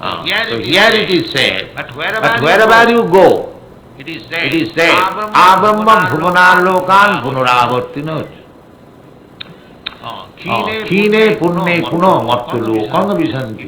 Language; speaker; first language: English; non-native, local second language; Bangla